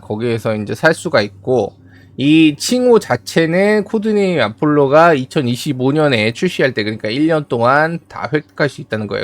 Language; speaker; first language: Korean; native; Korean